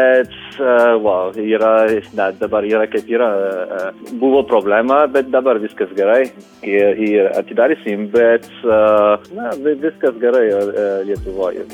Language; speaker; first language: Lithuanian; non-native, learner; French